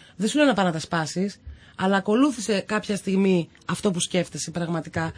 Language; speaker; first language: Greek; non-native, local second language; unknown